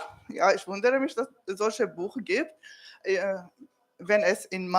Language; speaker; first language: German; non-native, learner; Kurdish